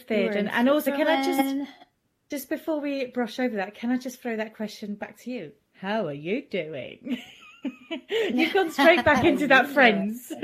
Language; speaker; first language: English; non-native, fluent; German